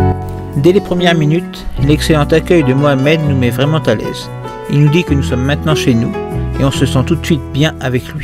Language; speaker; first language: French; native; French